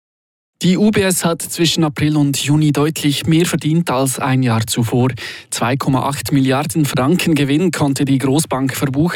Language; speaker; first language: German; native; German